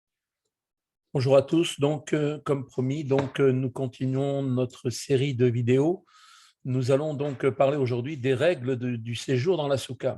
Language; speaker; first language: French; native; French